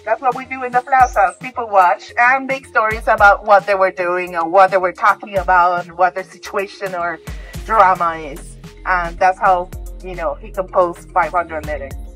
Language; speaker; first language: English; non-native, local second language; Spanish